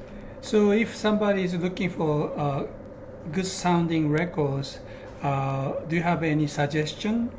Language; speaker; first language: English; non-native, learner; Japanese